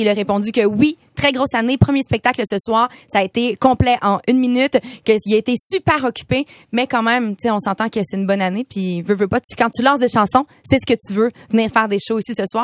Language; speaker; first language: French; native; French